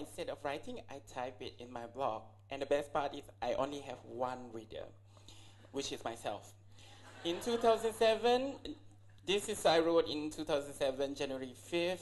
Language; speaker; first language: English; non-native, local second language; Malay